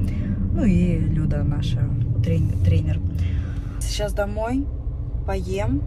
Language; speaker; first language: Russian; native; Russian